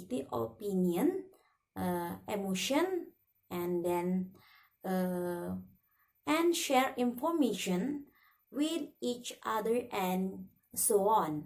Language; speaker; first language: English; non-native, learner; Indonesian